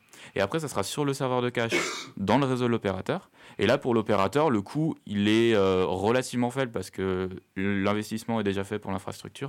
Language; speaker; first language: French; native; French